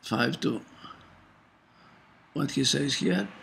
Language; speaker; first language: English; non-native, fluent; Greek